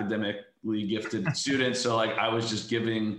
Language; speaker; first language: English; native; English